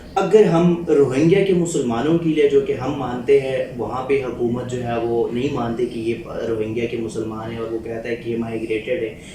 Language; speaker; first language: Urdu; non-native, local second language; Pashto